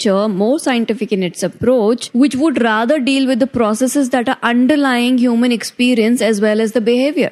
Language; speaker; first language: English; non-native, local second language; Hindi